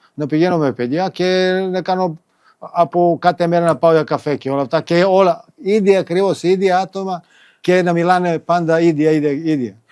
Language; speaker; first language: Greek; non-native, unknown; Serbian